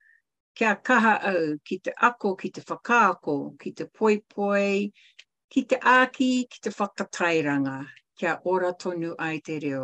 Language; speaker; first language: Māori; non-native, local second language; English